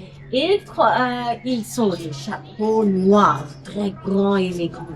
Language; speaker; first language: French; non-native, fluent; German